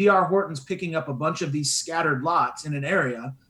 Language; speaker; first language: English; native; English